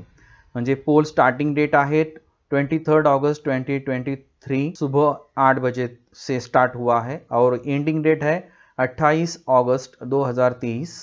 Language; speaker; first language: Hindi; non-native, local second language; Marathi